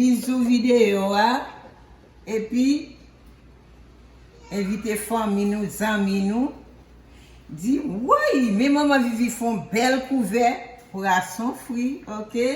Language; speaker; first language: French; non-native, learner; Haitian Creole